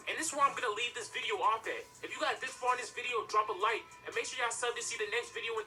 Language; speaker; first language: English; native; English